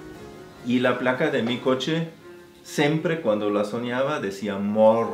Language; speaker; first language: Spanish; non-native, fluent; German